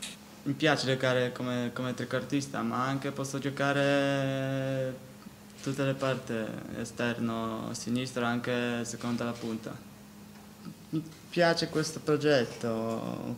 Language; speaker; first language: Italian; non-native, learner; Polish